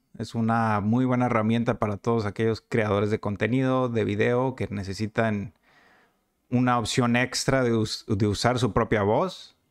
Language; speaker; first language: Spanish; native; Spanish